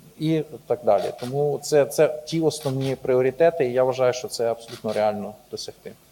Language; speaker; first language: Ukrainian; native; Ukrainian